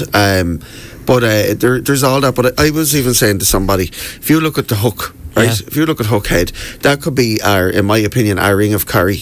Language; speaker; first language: English; native; English